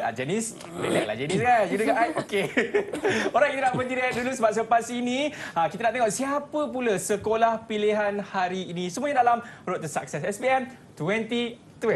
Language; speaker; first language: Malay; native; Malay